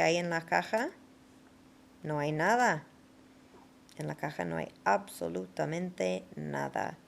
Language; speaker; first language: Spanish; non-native, fluent; English